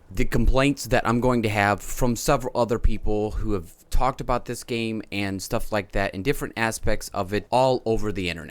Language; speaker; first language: English; native; English